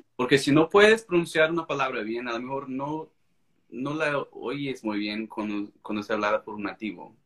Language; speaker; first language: Spanish; non-native, fluent; English